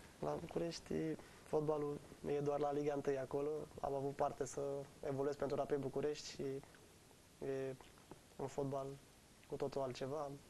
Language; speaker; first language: Romanian; native; Romanian